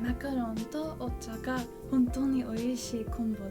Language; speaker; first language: Japanese; non-native, learner; English